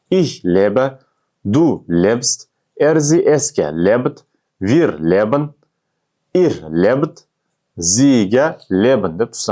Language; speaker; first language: German; non-native, fluent; Uzbek